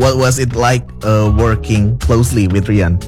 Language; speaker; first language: English; non-native, learner; Indonesian